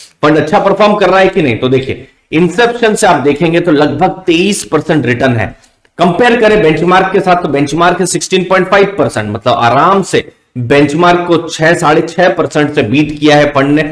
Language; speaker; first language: Hindi; native; Hindi